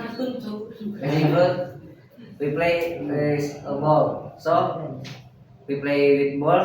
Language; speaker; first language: English; non-native, learner; Indonesian